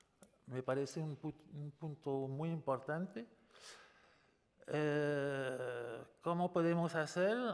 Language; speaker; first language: Spanish; non-native, fluent; French